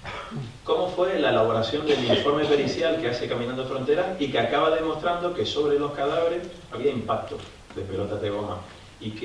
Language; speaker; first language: Spanish; native; Spanish